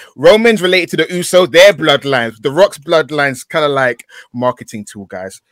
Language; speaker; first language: English; native; English